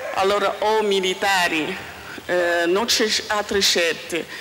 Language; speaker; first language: Italian; non-native, learner; Chinese